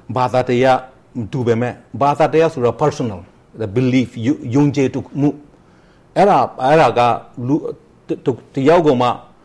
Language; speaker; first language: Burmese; non-native, local second language; Rohingya